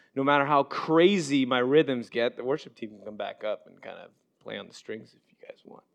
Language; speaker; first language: English; native; English